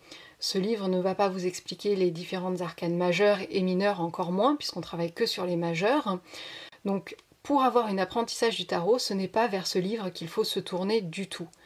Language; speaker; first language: French; native; French